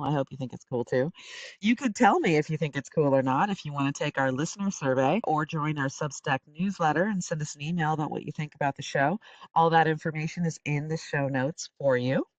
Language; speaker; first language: English; native; English